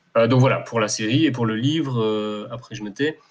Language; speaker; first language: French; native; French